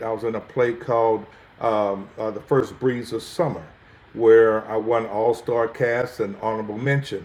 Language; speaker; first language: English; native; English